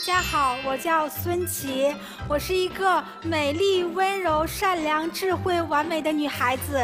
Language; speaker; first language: Chinese; native; Chinese